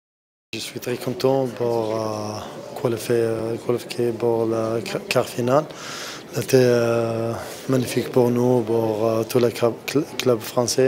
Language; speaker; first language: French; non-native, learner; Arabic